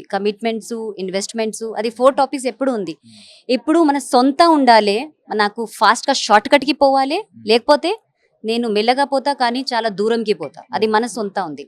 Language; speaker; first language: Telugu; non-native, learner; Hindi